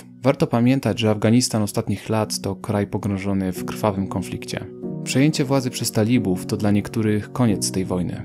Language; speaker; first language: Polish; native; Polish